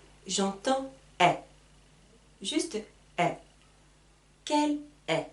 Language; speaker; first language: French; native; French